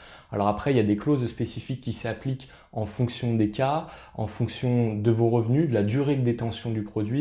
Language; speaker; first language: French; native; French